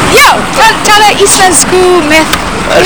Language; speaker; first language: Icelandic; non-native, learner; English